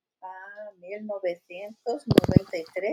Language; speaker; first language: Spanish; non-native, learner; English